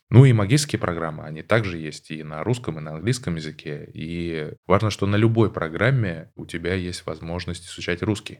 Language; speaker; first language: Russian; native; Russian